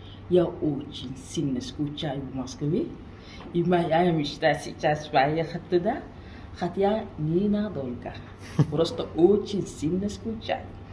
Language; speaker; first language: Russian; non-native, fluent; Arabic